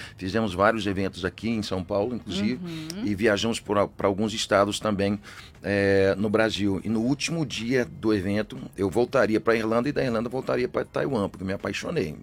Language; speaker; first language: Portuguese; early bilingual, other home language; English